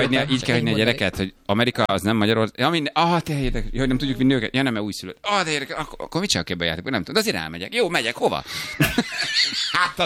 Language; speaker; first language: Hungarian; native; Hungarian